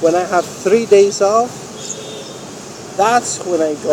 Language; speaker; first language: English; non-native, fluent; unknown